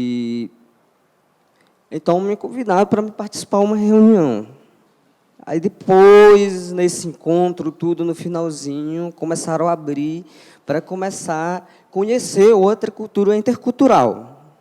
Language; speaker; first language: Portuguese; non-native, local second language; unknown